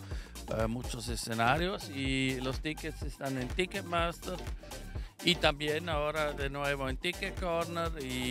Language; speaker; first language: Spanish; non-native, fluent; German